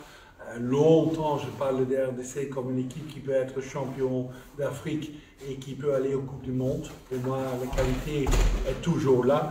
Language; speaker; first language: French; non-native, fluent; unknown